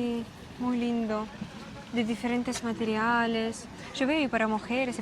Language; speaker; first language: Spanish; non-native, fluent; Russian